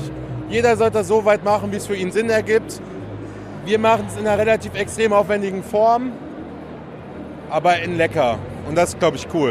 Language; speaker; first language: German; native; German